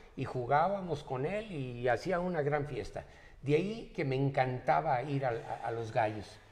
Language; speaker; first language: Spanish; native; Spanish